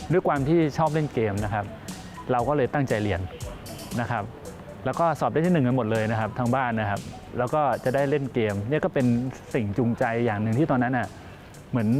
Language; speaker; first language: Thai; native; Thai